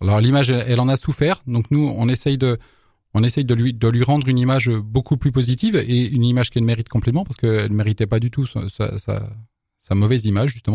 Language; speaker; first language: French; native; French